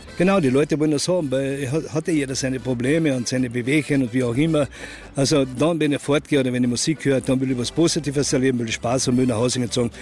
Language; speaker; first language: German; native; German